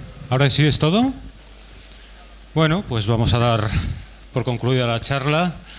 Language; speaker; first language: Spanish; native; Spanish